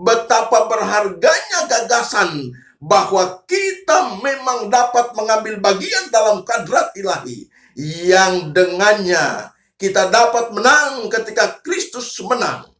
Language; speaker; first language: Indonesian; native; Indonesian